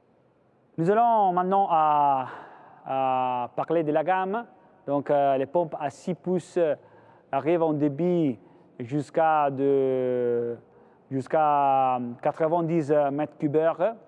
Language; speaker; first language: French; non-native, fluent; Italian